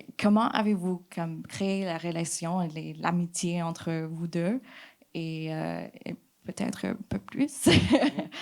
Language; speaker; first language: French; non-native, fluent; English